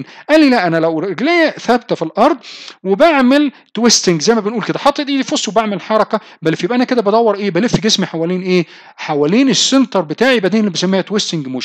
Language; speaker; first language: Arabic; native; Arabic